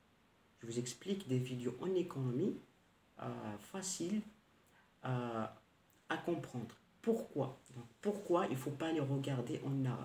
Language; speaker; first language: French; non-native, local second language; Arabic